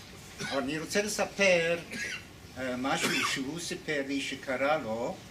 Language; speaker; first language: Hebrew; non-native, fluent; English